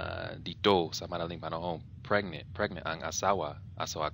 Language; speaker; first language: Filipino; non-native, learner; English